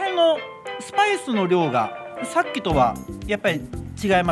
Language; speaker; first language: Japanese; native; Japanese